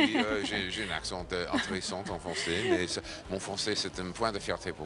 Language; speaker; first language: French; non-native, fluent; English